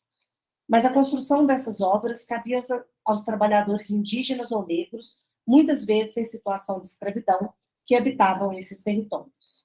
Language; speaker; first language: Portuguese; native; Portuguese